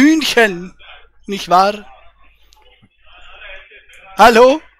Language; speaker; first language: German; native; German